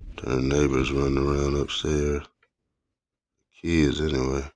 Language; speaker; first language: English; native; English